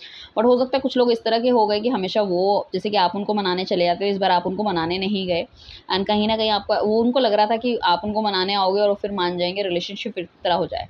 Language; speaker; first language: Hindi; native; Hindi